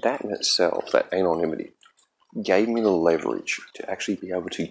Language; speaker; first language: English; native; English